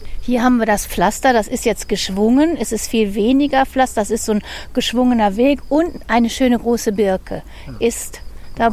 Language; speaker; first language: German; native; German